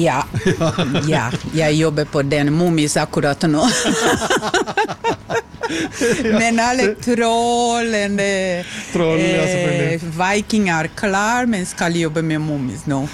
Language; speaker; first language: Norwegian; non-native, learner; Portuguese